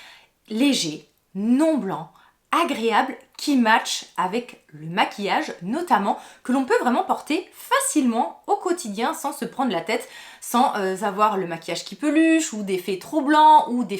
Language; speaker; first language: French; native; French